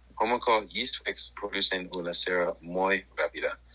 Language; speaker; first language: Spanish; non-native, learner; English